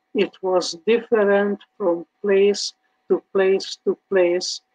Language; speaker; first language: English; early bilingual, other home language; Hungarian